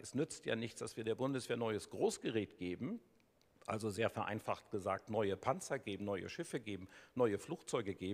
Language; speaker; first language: German; native; German